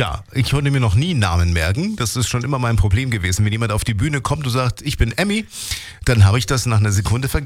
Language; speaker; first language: German; native; German